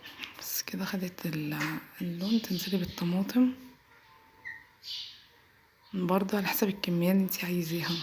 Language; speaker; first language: Arabic; native; Arabic